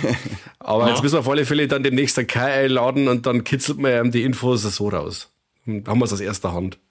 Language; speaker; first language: German; native; German